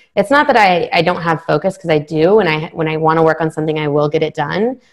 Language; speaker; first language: English; native; English